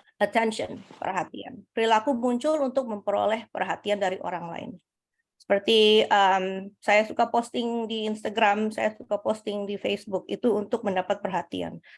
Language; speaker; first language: Indonesian; early bilingual, heritage; Indonesian